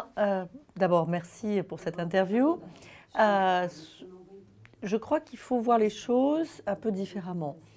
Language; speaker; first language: French; native; French